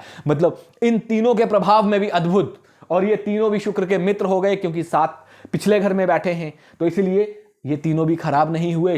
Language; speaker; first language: Hindi; native; Hindi